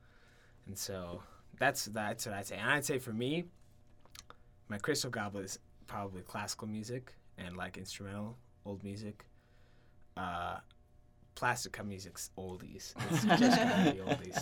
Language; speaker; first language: English; native; English